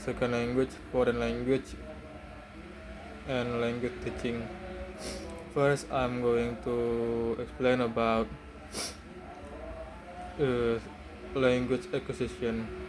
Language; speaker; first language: English; non-native, learner; Indonesian